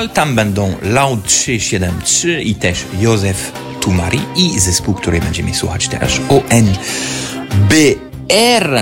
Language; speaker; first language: Polish; non-native, fluent; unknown